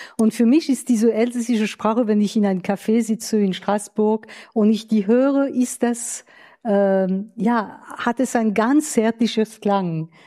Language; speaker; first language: German; non-native, fluent; French